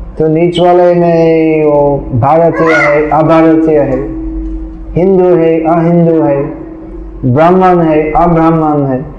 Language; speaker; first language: Hindi; non-native, fluent; English